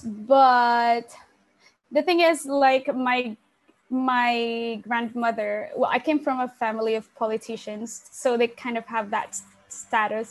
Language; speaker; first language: English; non-native, local second language; Pampanga